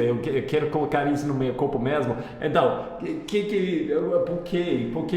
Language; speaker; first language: Portuguese; non-native, fluent; English